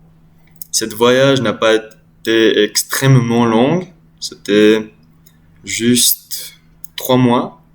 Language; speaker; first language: French; non-native, learner; English